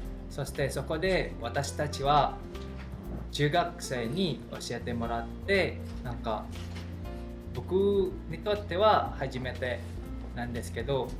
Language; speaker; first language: Japanese; non-native, fluent; Indonesian